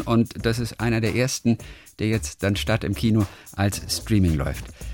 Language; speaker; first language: German; native; German